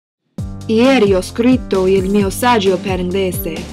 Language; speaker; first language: Italian; non-native, learner; English